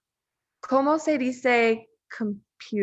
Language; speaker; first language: Spanish; non-native, learner; English